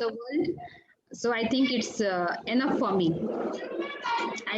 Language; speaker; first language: English; non-native, learner; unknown